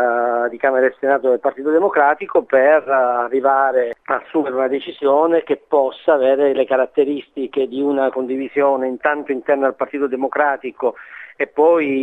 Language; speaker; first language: Italian; native; Italian